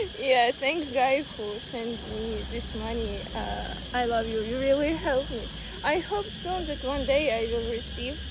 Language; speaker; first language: English; non-native, learner; Russian